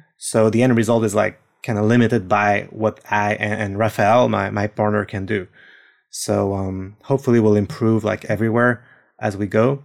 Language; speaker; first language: English; non-native, fluent; French